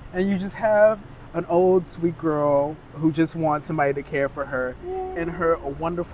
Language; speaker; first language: English; native; English